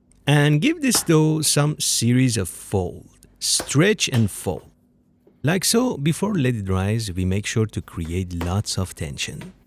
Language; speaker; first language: English; non-native, fluent; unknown